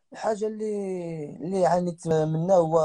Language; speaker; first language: Arabic; native; Arabic